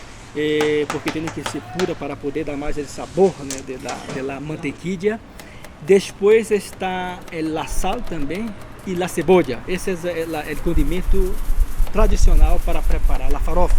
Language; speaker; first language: Spanish; non-native, learner; Portuguese